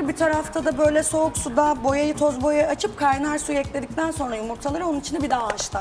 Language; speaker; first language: Turkish; native; Turkish